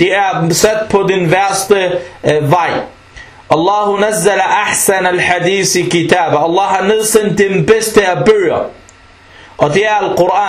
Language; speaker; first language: Danish; non-native, fluent; Arabic